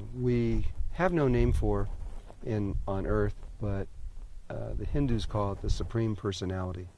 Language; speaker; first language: English; native; English